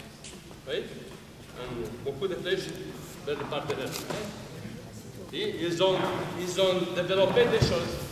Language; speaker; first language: French; non-native, fluent; Romanian